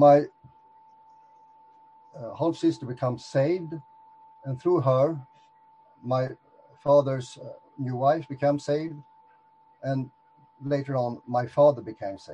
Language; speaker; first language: English; non-native, fluent; Swedish